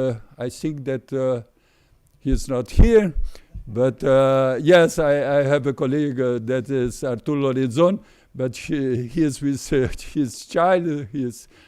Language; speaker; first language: English; non-native, fluent; Portuguese